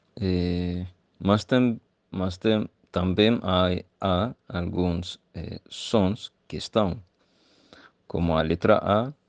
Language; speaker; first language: Portuguese; non-native, learner; Arabic